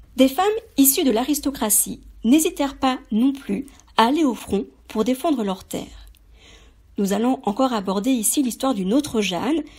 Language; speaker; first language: French; native; French